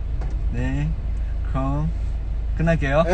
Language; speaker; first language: Korean; non-native, fluent; Chinese